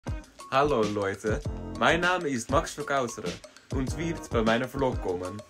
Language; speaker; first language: German; non-native, learner; Dutch